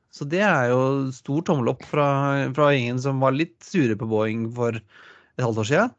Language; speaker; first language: Norwegian; native; Norwegian